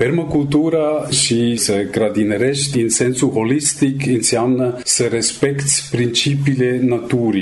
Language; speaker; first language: Romanian; non-native, fluent; German